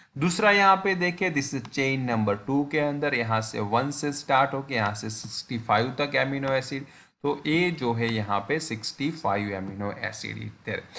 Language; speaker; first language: Hindi; non-native, local second language; Gujarati